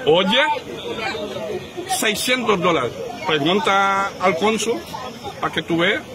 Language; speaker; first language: Spanish; non-native, fluent; Haitian Creole